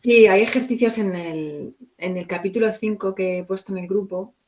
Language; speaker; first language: Spanish; native; Spanish